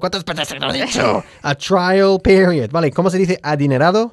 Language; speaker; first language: Spanish; non-native, fluent; English